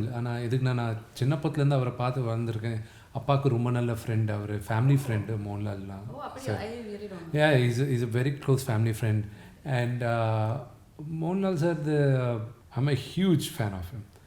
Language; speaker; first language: Tamil; non-native, local second language; Telugu